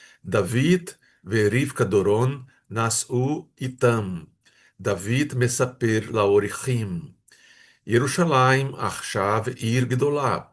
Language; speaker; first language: Hebrew; non-native, fluent; Portuguese